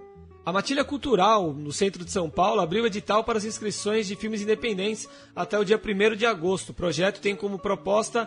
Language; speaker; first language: Portuguese; native; Portuguese